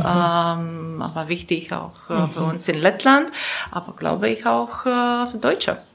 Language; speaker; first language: German; non-native, learner; Latvian